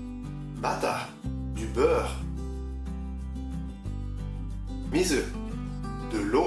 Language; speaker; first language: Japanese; non-native, fluent; French